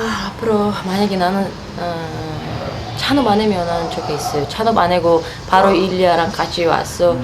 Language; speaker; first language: Korean; non-native, learner; Russian